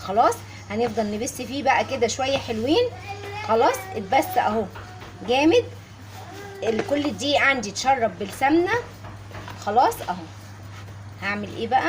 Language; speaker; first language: Arabic; native; Arabic